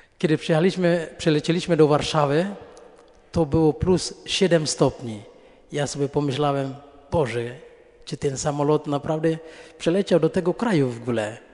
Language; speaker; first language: Polish; non-native, fluent; Indonesian